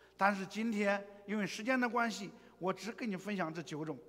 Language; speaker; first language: Chinese; native; Chinese